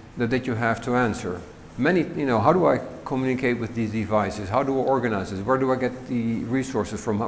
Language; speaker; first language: English; non-native, fluent; Dutch